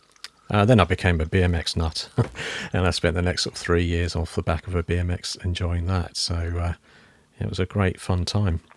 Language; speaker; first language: English; native; English